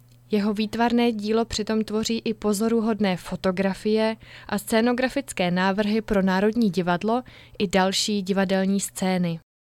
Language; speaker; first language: Czech; native; Czech